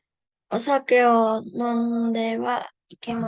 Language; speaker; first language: Japanese; non-native, learner; Indonesian